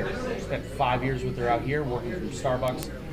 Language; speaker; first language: English; native; English